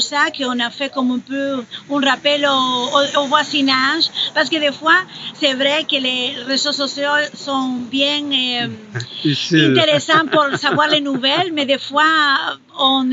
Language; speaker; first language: French; non-native, fluent; Spanish